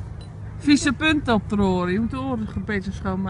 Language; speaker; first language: Dutch; native; Dutch